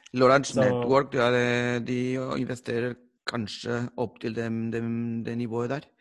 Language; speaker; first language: Norwegian; non-native, fluent; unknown